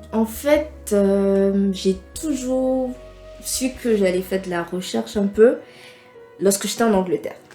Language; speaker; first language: French; native; French